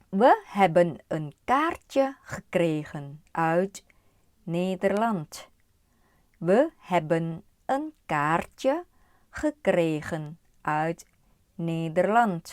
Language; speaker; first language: Dutch; non-native, learner; Thai